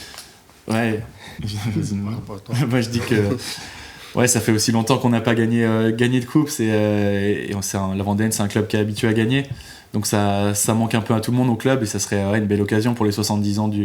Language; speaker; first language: French; native; French